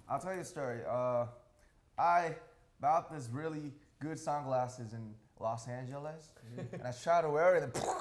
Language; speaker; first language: English; non-native, fluent; Korean